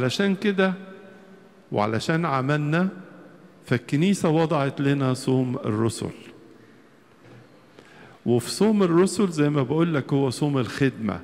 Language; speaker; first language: Arabic; native; Arabic